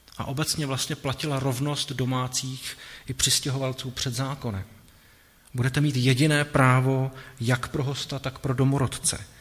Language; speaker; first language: Czech; native; Czech